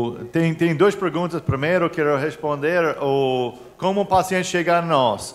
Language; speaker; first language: Portuguese; non-native, fluent; English